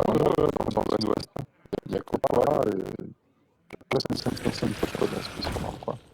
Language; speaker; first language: French; native; French